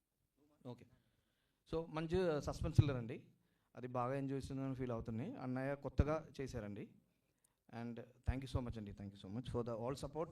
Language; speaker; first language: Telugu; non-native, learner; Malayalam